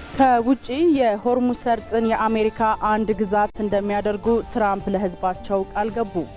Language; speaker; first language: Amharic; native; Amharic